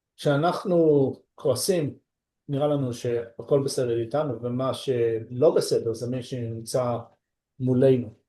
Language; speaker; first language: Hebrew; native; Hebrew